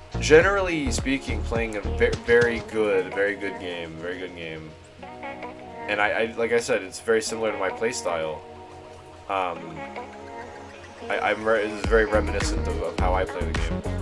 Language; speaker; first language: English; native; English